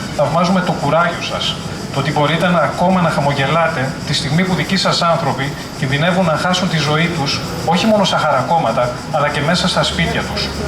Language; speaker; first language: Greek; native; Greek